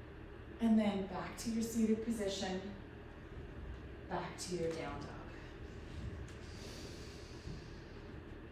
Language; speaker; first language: English; native; English